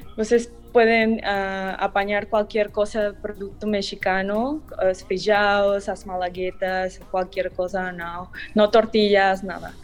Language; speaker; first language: Portuguese; non-native, learner; Spanish